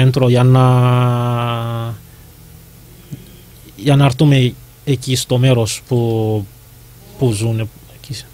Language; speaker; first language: Greek; non-native, learner; Malagasy